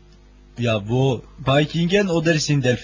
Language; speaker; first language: German; non-native, learner; Turkish